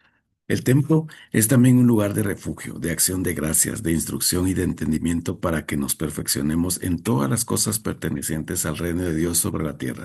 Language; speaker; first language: Spanish; native; Spanish